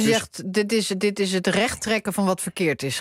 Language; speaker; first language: Dutch; native; Dutch